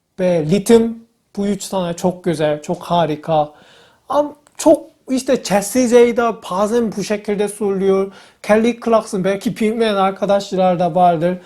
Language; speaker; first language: Turkish; non-native, fluent; Korean